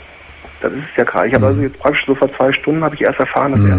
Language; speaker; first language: German; native; German